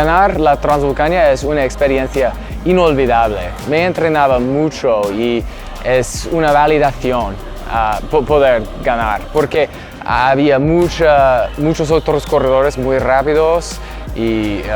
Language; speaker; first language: Spanish; non-native, learner; English